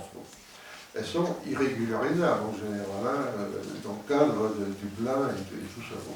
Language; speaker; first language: French; native; French